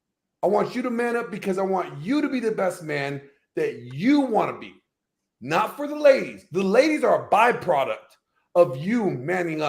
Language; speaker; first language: English; native; English